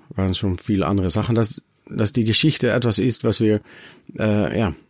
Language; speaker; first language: German; non-native, learner; Dutch